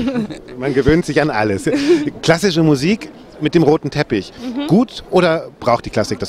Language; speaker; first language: German; native; German